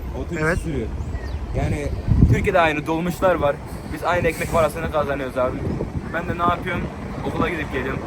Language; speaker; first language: Turkish; early bilingual, heritage; Turkish